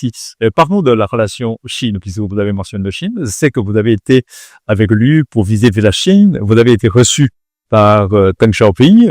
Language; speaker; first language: French; non-native, fluent; Chinese